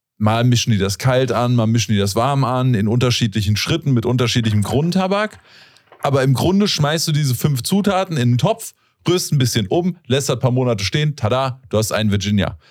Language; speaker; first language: German; native; German